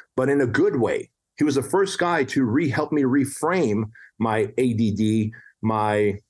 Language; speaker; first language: English; early bilingual, other home language; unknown